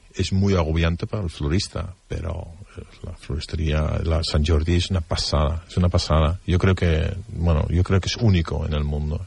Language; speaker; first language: Spanish; non-native, fluent; Dutch